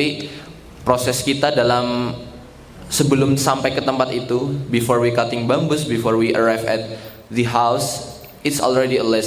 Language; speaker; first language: English; non-native, learner; Indonesian